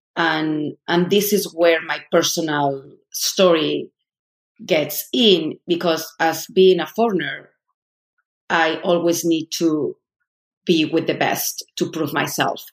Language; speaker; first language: English; non-native, fluent; Spanish